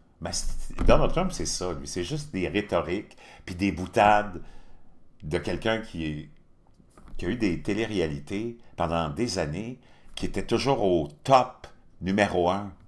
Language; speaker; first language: French; native; French